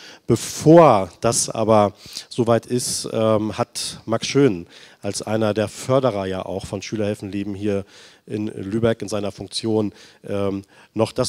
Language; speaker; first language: German; native; German